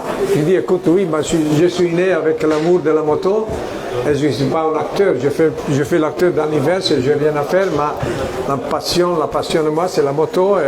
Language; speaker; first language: French; non-native, fluent; Italian